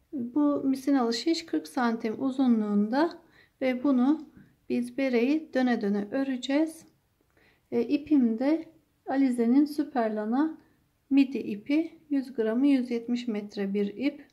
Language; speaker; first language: Turkish; native; Turkish